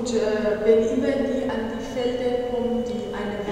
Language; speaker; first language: German; non-native, fluent; Persian